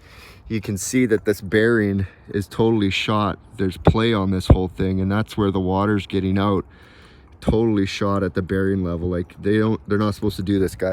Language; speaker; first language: English; native; English